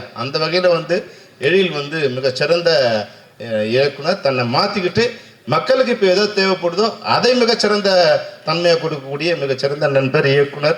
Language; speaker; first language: Tamil; native; Tamil